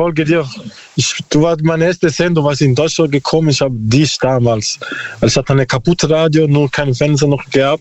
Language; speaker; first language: German; non-native, learner; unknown